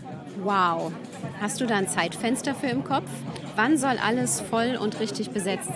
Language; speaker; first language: German; native; German